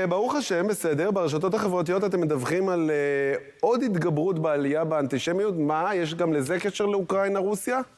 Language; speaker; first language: Hebrew; native; Hebrew